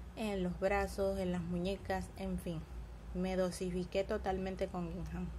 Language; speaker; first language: Spanish; native; Spanish